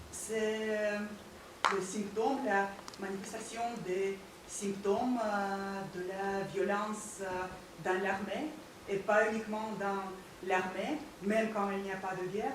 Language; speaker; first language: French; non-native, fluent; Russian